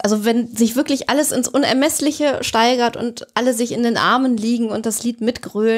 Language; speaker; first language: German; native; German